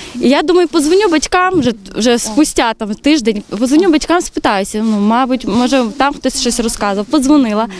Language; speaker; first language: Ukrainian; native; Ukrainian